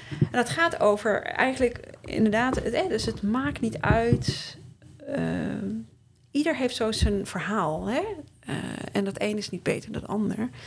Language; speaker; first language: Dutch; early bilingual, other home language; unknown